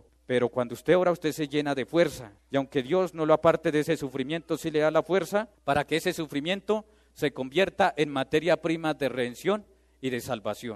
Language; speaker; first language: Spanish; native; Spanish